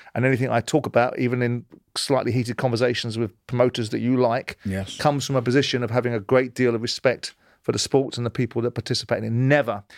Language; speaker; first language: English; native; English